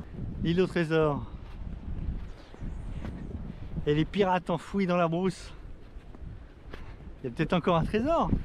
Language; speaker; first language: French; native; French